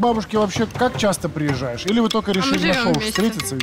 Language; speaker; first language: Russian; native; Russian